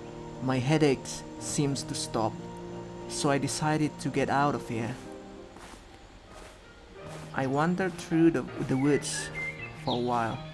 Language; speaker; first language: English; non-native, fluent; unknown